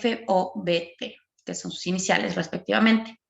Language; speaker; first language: Spanish; native; Spanish